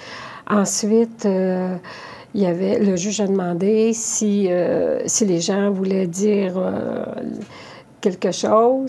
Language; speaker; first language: French; native; French